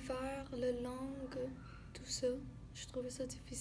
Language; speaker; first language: French; early bilingual, other home language; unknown